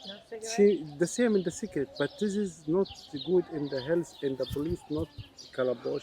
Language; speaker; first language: English; non-native, learner; Arabic